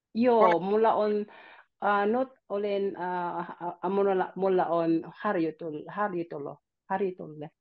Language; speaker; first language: Finnish; non-native, learner; Filipino